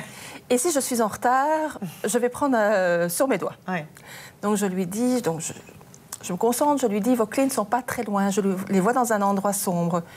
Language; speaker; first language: French; native; French